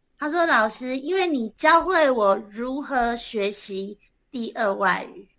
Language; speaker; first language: Chinese; native; Chinese